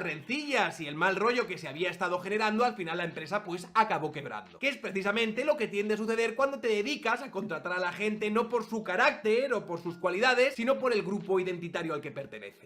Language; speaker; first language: Spanish; native; Spanish